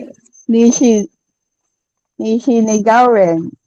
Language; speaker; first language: Chinese; non-native, learner; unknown